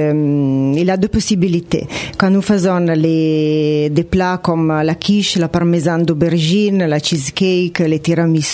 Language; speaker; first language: French; non-native, fluent; Italian